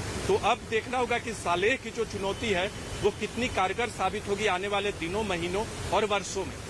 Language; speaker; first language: Hindi; native; Hindi